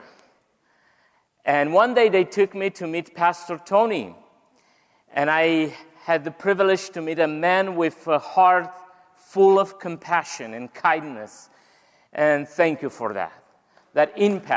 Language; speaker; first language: English; non-native, fluent; Romanian